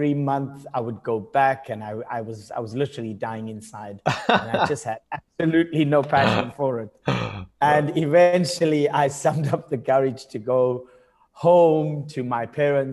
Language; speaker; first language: English; non-native, local second language; Zulu